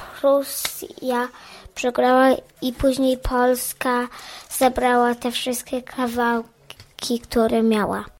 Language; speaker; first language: Polish; early bilingual, heritage; Polish